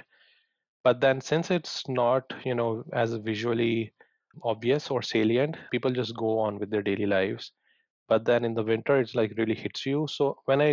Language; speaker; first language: English; non-native, local second language; Punjabi